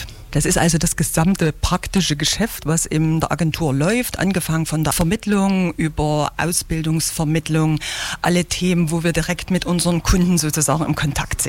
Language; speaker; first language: German; native; German